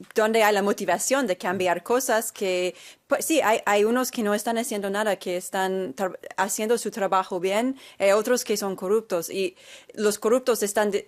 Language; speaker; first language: Spanish; non-native, fluent; English